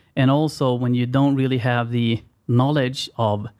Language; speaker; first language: English; non-native, fluent; Swedish